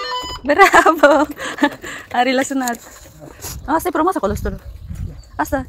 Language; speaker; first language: Romanian; non-native, learner; Filipino